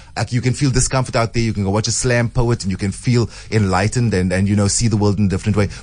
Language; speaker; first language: English; native; English